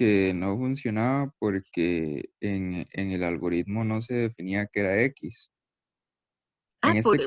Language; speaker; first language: Spanish; native; Spanish